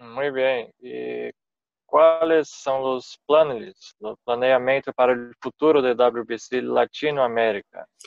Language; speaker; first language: Spanish; non-native, fluent; Portuguese